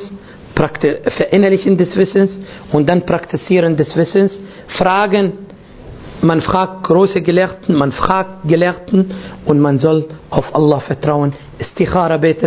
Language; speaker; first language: German; non-native, fluent; Arabic